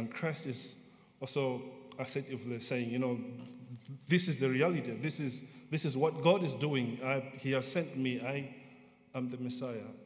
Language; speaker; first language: English; non-native, local second language; Nyanja